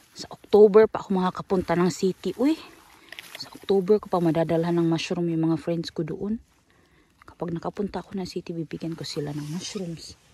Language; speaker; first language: Filipino; non-native, local second language; Cebuano